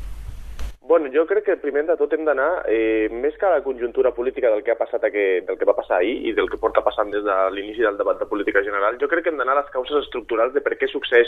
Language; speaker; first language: Catalan; native; Catalan